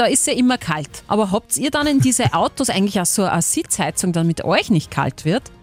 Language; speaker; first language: German; native; German